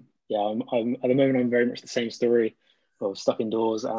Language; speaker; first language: English; native; English